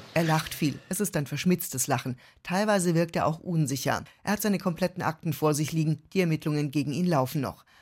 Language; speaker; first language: German; native; German